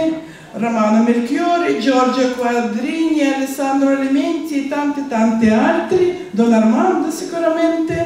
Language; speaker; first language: Italian; non-native, learner; Russian